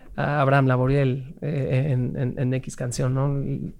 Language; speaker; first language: Spanish; native; Spanish